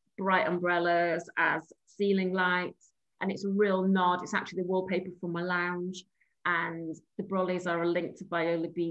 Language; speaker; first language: English; native; English